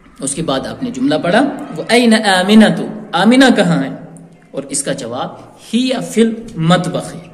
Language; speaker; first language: Urdu; native; Urdu